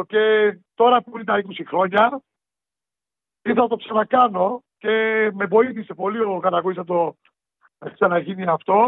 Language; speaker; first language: Greek; early bilingual, heritage; Greek